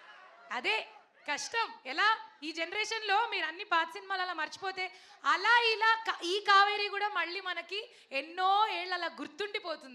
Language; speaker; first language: Telugu; native; Telugu